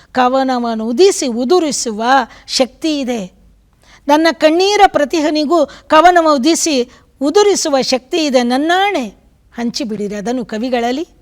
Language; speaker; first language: Kannada; native; Kannada